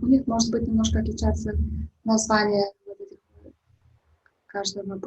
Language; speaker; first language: Russian; native; Russian